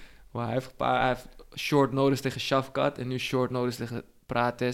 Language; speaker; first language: Dutch; native; Dutch